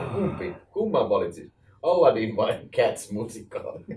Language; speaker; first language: Finnish; native; Finnish